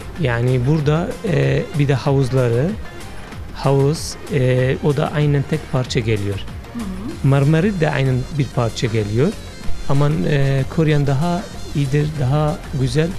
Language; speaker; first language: Turkish; non-native, learner; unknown